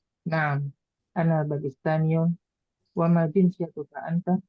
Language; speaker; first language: Arabic; non-native, learner; Indonesian